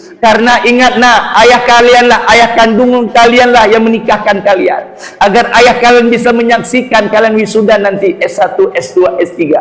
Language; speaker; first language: Indonesian; non-native, local second language; Achinese